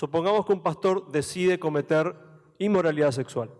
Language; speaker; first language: Spanish; native; Spanish